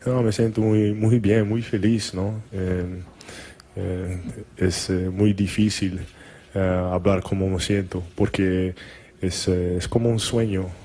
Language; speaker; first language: Spanish; non-native, learner; English